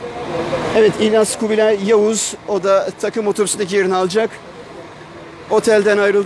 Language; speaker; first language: Turkish; native; Turkish